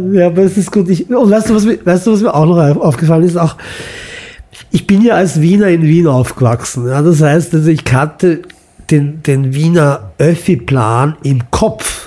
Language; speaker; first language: German; early bilingual, other home language; Croatian